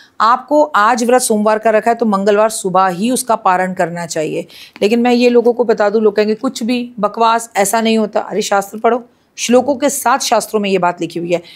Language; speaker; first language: Hindi; native; Hindi